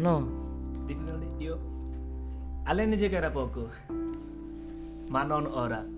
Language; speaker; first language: Italian; non-native, learner; Bangla